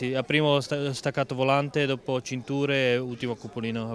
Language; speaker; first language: Italian; non-native, learner; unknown